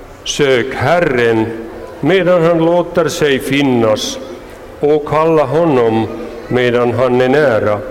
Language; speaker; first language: Swedish; non-native, local second language; Finnish